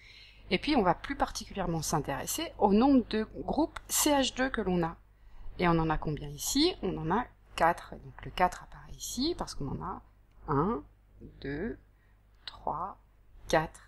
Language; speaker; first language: French; native; French